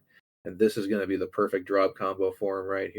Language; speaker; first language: English; native; English